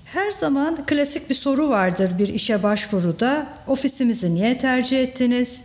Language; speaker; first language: Turkish; native; Turkish